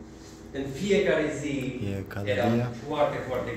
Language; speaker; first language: Romanian; non-native, learner; English